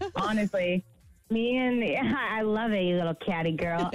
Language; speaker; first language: English; native; English